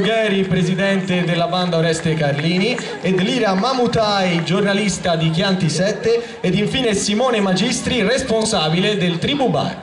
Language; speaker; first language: Italian; native; Italian